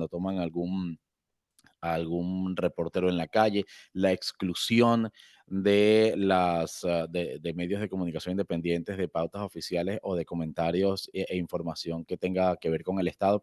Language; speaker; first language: Spanish; native; Spanish